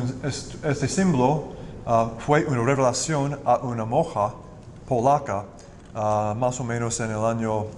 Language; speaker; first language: Spanish; non-native, learner; English